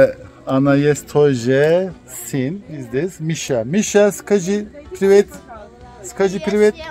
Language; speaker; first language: Russian; non-native, learner; Turkish